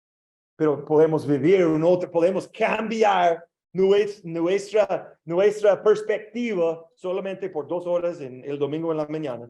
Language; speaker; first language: Spanish; non-native, learner; English